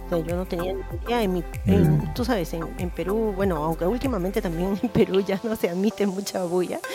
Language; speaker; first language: Spanish; native; Spanish